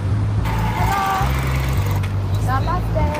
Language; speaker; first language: English; non-native, learner; Korean